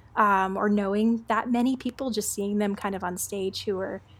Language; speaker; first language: English; native; English